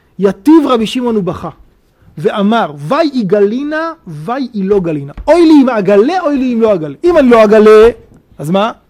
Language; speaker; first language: Hebrew; native; Hebrew